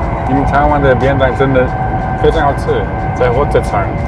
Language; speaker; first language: Chinese; non-native, fluent; German